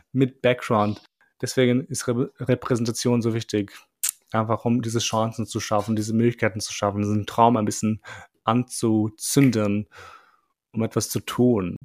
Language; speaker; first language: German; early bilingual, other home language; Albanian